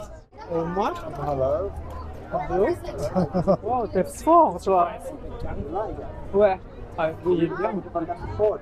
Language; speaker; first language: French; non-native, fluent; Spanish